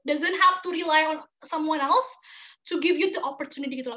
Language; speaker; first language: English; non-native, fluent; Indonesian